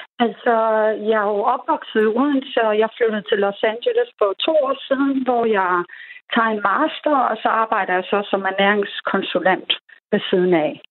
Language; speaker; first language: Danish; early bilingual, other home language; Persian